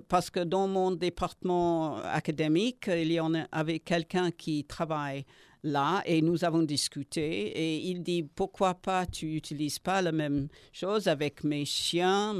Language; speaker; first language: French; non-native, learner; English